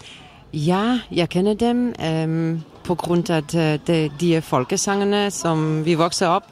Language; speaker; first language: Danish; non-native, learner; Polish